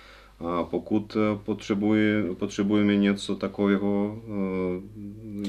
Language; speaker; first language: Czech; non-native, learner; Russian